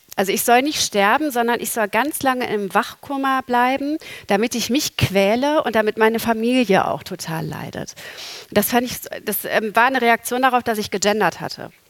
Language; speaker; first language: German; native; German